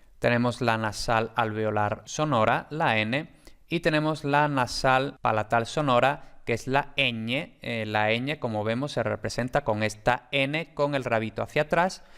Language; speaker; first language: Spanish; native; Spanish